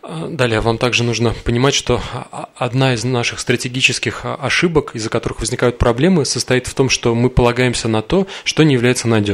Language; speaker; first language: Russian; native; Russian